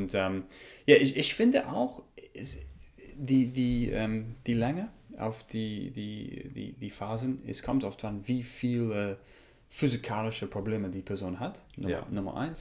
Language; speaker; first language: German; non-native, learner; English